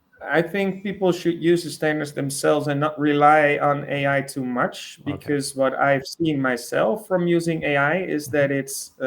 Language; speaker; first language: English; non-native, fluent; Dutch